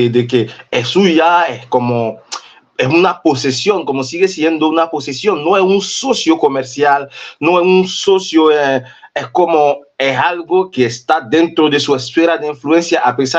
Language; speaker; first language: Spanish; non-native, fluent; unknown